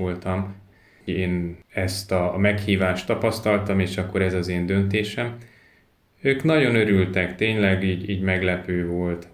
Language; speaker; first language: Hungarian; native; Hungarian